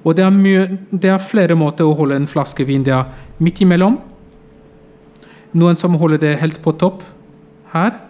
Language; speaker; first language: Norwegian; non-native, fluent; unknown